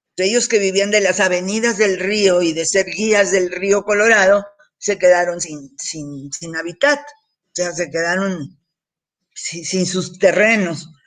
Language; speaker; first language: Spanish; early bilingual, heritage; Spanish